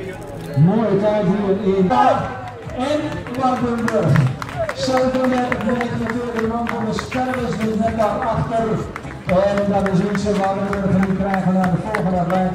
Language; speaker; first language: Dutch; native; Dutch